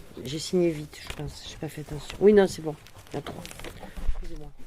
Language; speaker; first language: French; native; French